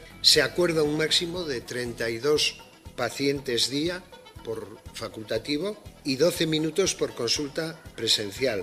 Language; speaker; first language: Spanish; native; Spanish